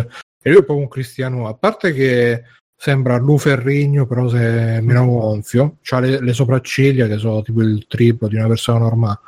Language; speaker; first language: Italian; native; Italian